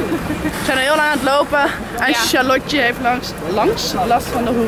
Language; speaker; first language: Dutch; native; Dutch